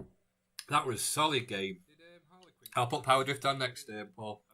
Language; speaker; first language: English; native; English